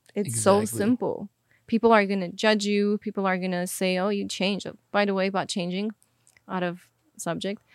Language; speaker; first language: English; non-native, fluent; Armenian